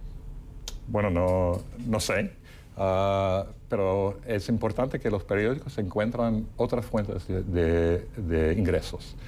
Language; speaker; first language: Spanish; non-native, fluent; English